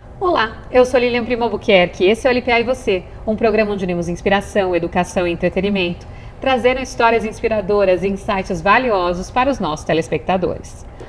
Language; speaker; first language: Portuguese; native; Portuguese